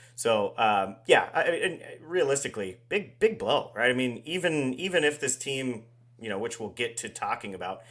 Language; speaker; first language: English; native; English